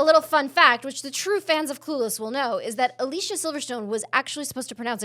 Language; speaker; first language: English; native; English